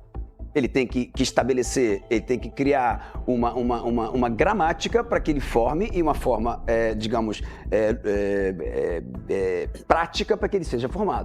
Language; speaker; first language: Portuguese; native; Portuguese